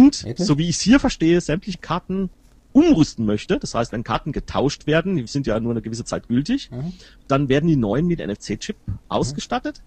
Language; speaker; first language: German; native; German